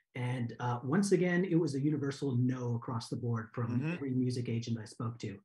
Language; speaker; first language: English; native; English